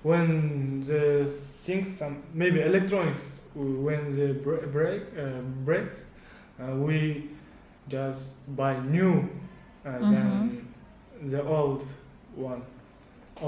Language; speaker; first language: English; non-native, learner; Kazakh